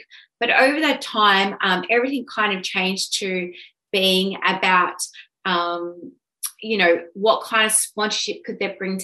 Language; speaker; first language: English; native; English